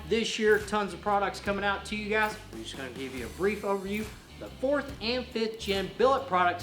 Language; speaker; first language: English; native; English